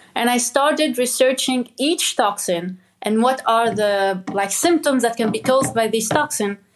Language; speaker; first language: English; non-native, fluent; Arabic